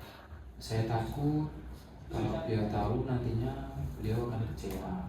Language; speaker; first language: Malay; non-native, fluent; Indonesian